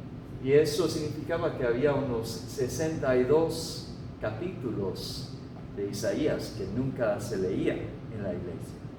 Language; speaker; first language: Spanish; non-native, fluent; English